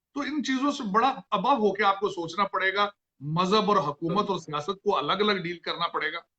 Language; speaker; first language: Urdu; non-native, local second language; Punjabi